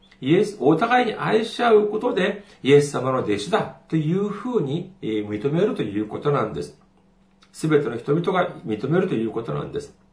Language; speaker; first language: Japanese; non-native, fluent; Korean